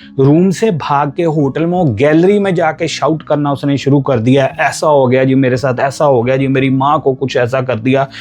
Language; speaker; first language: Hindi; non-native, local second language; Punjabi